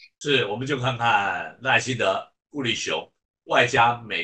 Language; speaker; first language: Chinese; native; Chinese